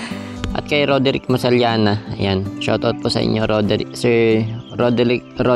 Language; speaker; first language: Filipino; native; Filipino